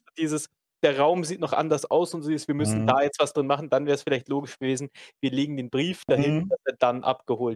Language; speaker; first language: German; native; German